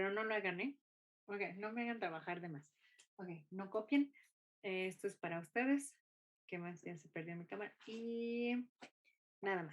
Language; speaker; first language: Spanish; non-native, fluent; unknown